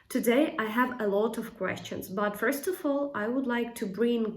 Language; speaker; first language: English; non-native, fluent; Ukrainian